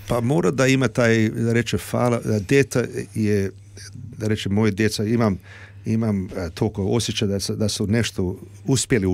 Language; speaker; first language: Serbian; early bilingual, heritage; Serbian